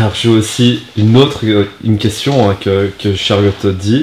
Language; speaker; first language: French; native; French